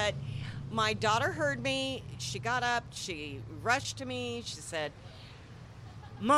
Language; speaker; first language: English; native; English